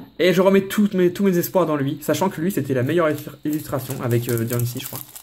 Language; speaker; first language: French; native; French